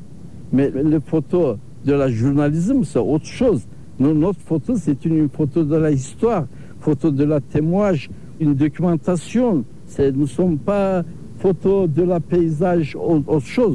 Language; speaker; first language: French; non-native, learner; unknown